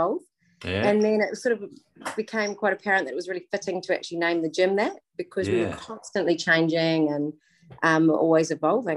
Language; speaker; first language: English; native; English